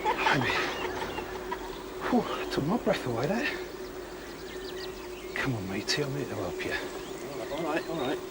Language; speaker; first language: English; native; English